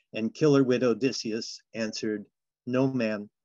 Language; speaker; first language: English; native; English